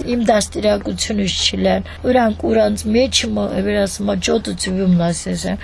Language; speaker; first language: Armenian; native; Armenian